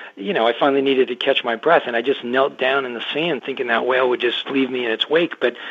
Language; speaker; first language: English; native; English